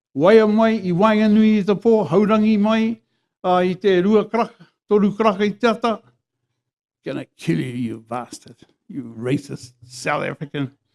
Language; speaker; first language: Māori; non-native, local second language; English